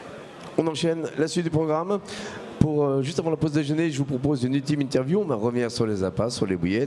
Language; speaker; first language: French; native; French